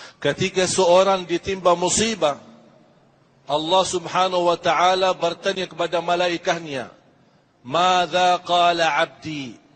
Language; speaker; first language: Malay; non-native, fluent; Arabic